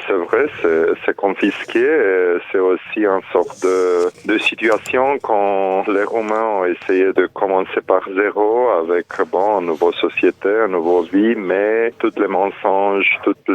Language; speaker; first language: French; non-native, fluent; Romanian